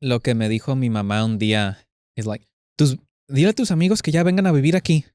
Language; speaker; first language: Spanish; early bilingual, heritage; Spanish